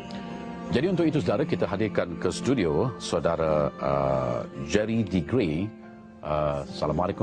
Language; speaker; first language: Malay; native; Malay